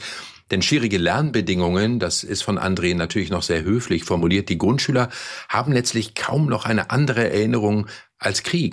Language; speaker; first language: German; native; German